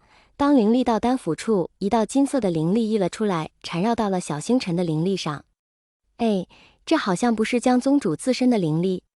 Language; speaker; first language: Chinese; native; Chinese